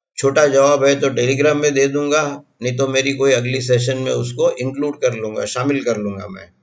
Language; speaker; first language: Hindi; non-native, local second language; Gujarati